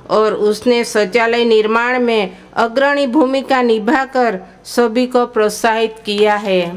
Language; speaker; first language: Hindi; non-native, local second language; Gujarati